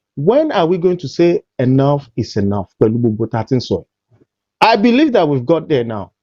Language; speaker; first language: English; non-native, local second language; Yoruba